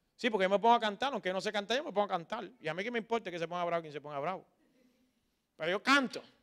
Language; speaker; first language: Spanish; native; Spanish